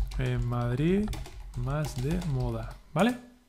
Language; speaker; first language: Spanish; native; Spanish